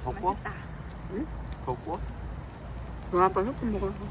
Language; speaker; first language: Korean; native; Korean